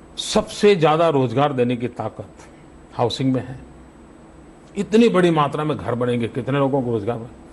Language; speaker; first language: Hindi; non-native, local second language; Gujarati